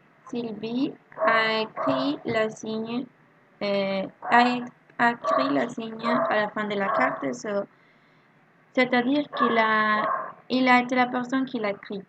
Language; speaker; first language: French; non-native, learner; Spanish